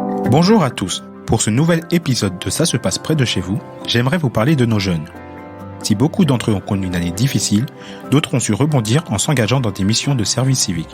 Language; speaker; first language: French; native; French